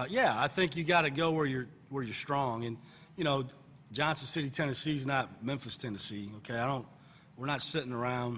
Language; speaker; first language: English; native; English